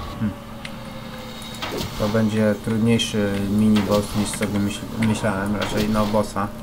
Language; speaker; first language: Polish; native; Polish